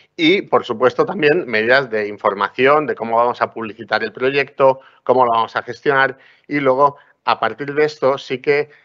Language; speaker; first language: Spanish; non-native, local second language; Catalan